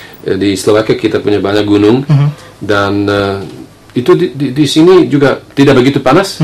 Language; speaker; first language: Indonesian; non-native, fluent; Slovak